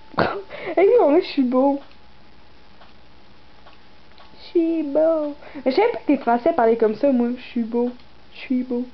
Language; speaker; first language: French; native; French